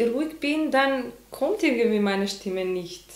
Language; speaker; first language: German; non-native, learner; Macedonian